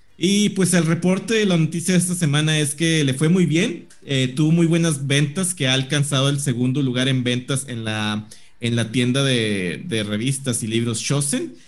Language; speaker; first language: Spanish; native; Spanish